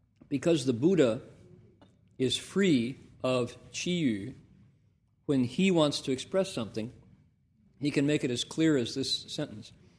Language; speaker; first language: English; native; English